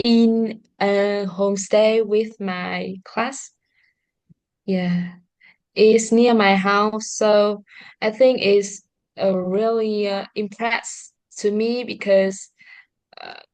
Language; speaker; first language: English; non-native, learner; Vietnamese